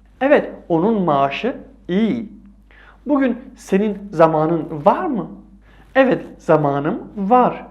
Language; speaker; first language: Turkish; non-native, fluent; Persian